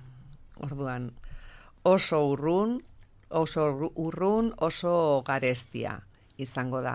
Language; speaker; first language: Basque; non-native, local second language; Spanish